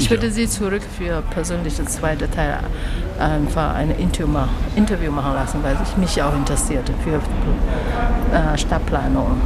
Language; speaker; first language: German; non-native, learner; Chinese